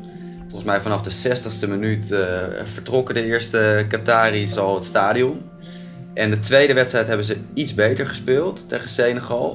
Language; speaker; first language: Dutch; native; Dutch